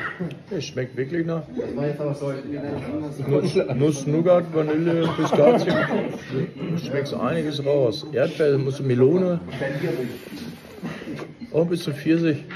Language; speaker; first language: German; native; German